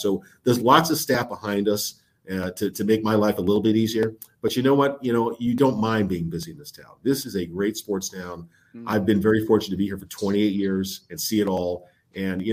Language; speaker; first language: English; native; English